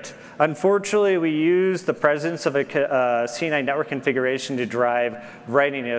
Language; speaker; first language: English; native; English